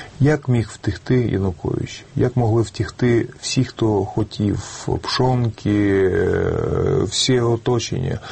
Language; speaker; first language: Ukrainian; non-native, local second language; Russian